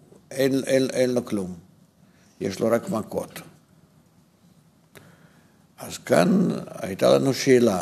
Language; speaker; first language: Hebrew; non-native, fluent; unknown